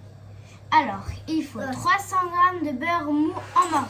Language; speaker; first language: French; native; French